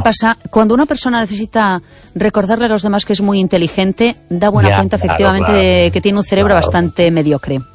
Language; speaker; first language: Spanish; native; Spanish